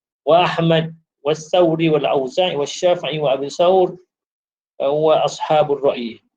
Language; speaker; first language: Arabic; non-native, fluent; Malay